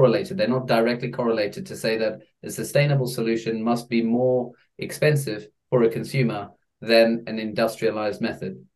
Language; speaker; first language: English; native; English